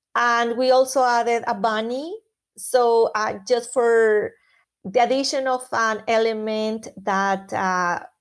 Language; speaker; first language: English; non-native, fluent; Spanish